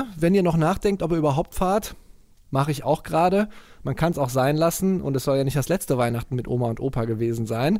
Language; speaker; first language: German; native; German